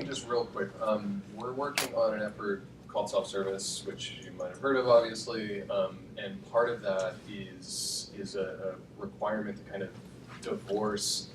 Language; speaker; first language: English; native; English